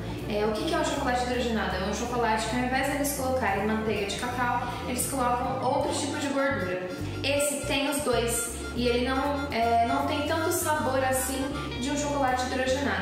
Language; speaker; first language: Portuguese; native; Portuguese